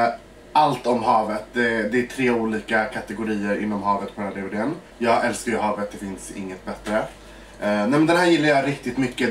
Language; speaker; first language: Swedish; early bilingual, other home language; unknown